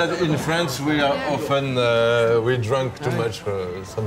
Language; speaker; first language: English; non-native, learner; French